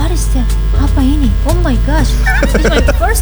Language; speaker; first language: English; non-native, learner; Korean